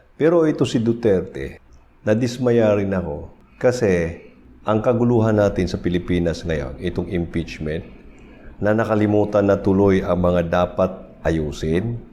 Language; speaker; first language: Filipino; non-native, local second language; Cebuano